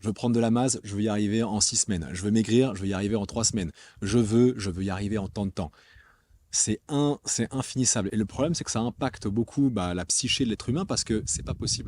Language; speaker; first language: French; native; French